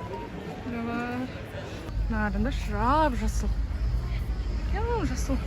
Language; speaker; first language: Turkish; non-native, learner; Kazakh